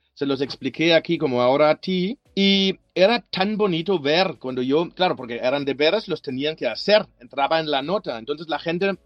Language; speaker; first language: Spanish; non-native, fluent; German